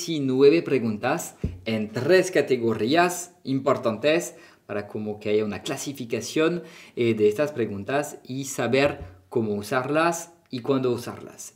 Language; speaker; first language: Spanish; non-native, fluent; French